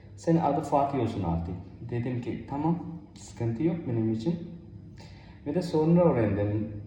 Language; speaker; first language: Turkish; non-native, learner; Urdu